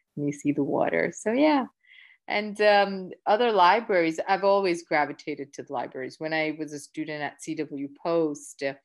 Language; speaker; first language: English; early bilingual, other home language; Gujarati